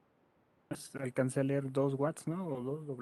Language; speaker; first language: Spanish; native; Spanish